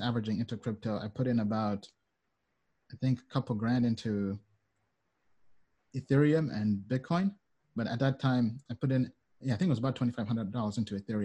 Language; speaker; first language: English; native; English